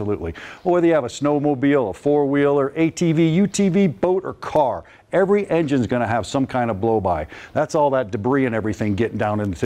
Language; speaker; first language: English; native; English